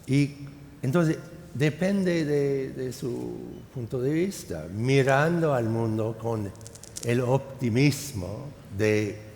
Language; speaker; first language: Spanish; non-native, fluent; English